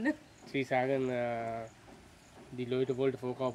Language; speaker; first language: German; non-native, learner; Sinhala